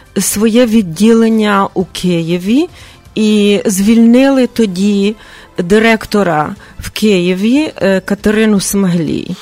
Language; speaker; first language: Ukrainian; early bilingual, heritage; Ukrainian